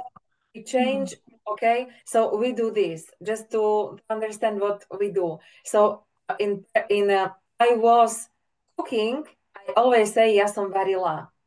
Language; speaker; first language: English; non-native, fluent; Slovak